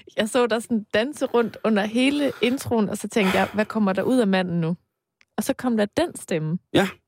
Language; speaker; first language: Danish; native; Danish